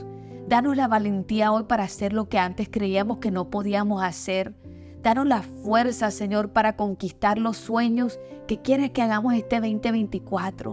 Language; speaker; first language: Spanish; native; Spanish